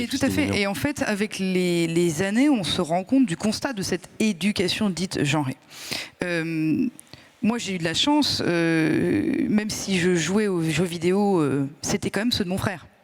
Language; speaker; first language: French; native; French